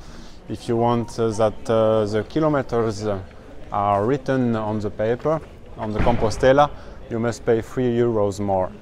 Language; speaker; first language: English; non-native, fluent; French